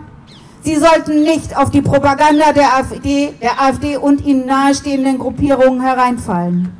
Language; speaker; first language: German; native; German